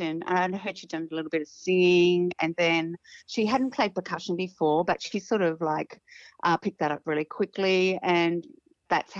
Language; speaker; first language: English; native; English